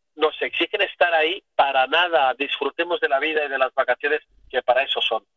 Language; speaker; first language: Spanish; native; Spanish